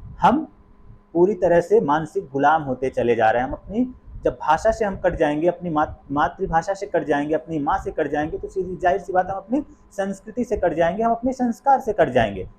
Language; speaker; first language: Hindi; native; Hindi